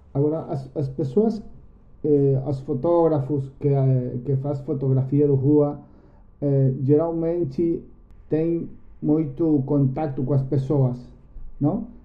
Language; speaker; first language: Portuguese; non-native, learner; Spanish